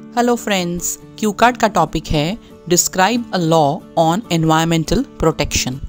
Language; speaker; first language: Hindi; non-native, local second language; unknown